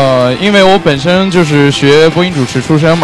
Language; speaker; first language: Chinese; native; Chinese